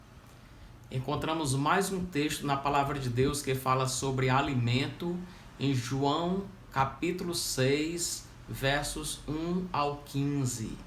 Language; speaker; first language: Portuguese; native; Portuguese